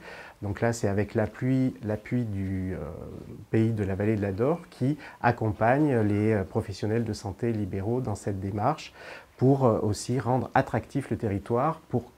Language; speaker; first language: French; native; French